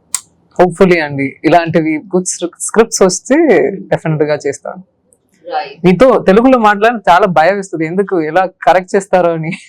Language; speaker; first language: Telugu; non-native, learner; Tamil